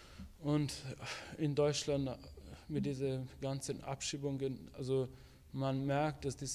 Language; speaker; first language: German; non-native, fluent; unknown